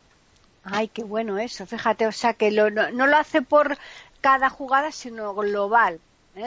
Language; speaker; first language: Spanish; native; Spanish